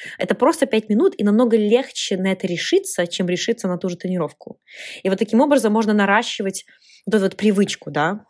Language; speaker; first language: Russian; native; Russian